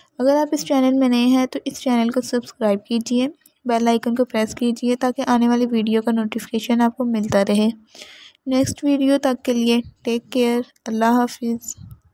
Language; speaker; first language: Urdu; native; Urdu